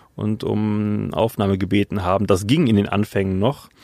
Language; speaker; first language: German; native; German